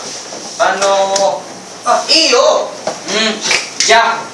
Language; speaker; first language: Japanese; non-native, learner; Filipino